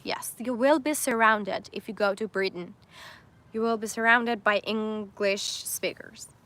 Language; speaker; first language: English; non-native, fluent; Persian